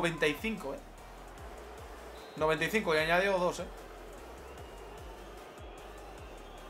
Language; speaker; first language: Spanish; native; Spanish